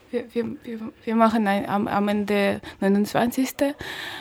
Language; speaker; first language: German; non-native, learner; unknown